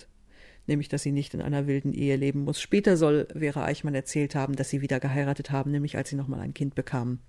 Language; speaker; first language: German; native; German